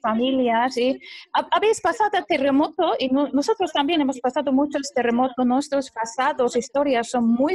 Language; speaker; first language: Spanish; non-native, fluent; Turkish